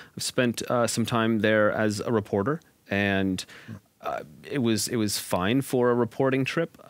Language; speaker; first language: English; native; English